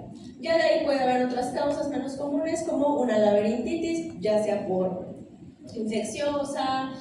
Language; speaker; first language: Spanish; native; Spanish